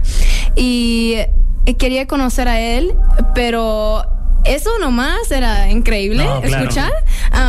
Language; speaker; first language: Spanish; early bilingual, heritage; English